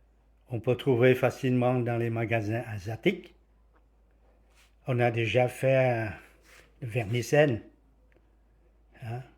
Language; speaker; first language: French; non-native, fluent; Vietnamese